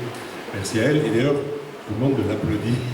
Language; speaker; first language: French; native; French